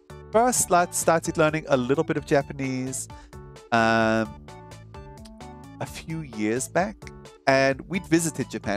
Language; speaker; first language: English; native; English